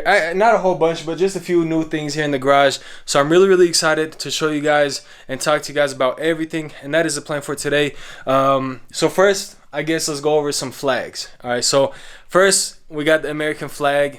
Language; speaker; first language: English; native; English